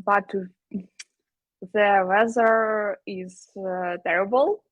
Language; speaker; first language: English; non-native, learner; Ukrainian